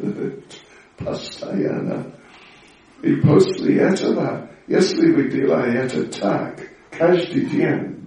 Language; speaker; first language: Russian; non-native, learner; English